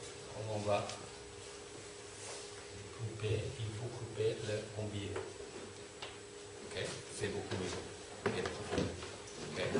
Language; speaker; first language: French; non-native, fluent; Turkish